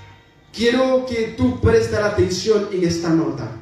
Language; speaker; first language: Spanish; non-native, fluent; Haitian Creole